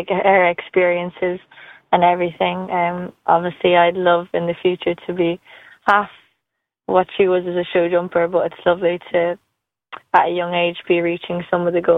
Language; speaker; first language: English; native; English